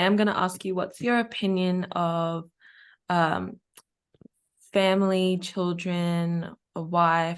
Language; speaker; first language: English; native; English